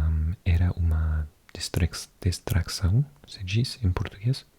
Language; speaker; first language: Portuguese; non-native, learner; English